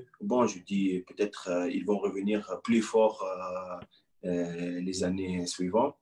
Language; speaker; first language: French; non-native, local second language; Arabic